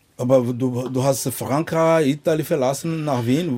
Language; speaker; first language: German; non-native, fluent; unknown